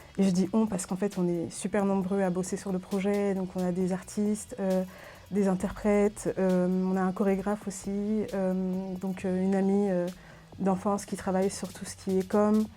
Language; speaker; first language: French; early bilingual, other home language; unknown